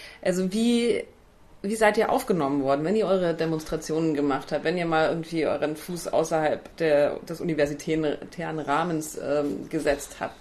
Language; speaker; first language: German; native; German